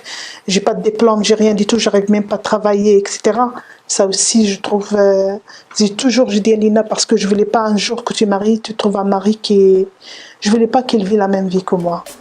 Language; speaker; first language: French; non-native, learner; Arabic